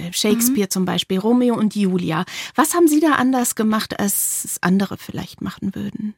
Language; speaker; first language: German; native; German